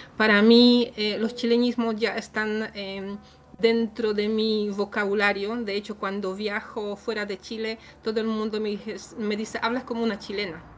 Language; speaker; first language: Spanish; non-native, fluent; Polish